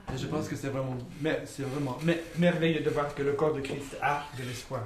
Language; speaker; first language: French; native; French